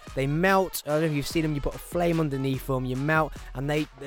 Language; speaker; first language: English; native; English